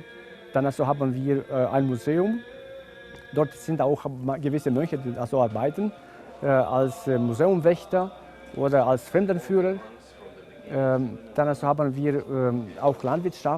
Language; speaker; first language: German; non-native, fluent; Romanian